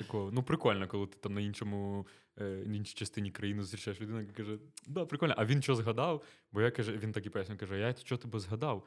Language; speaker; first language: Ukrainian; native; Ukrainian